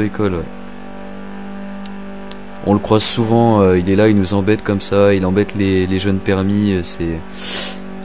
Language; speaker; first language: French; native; French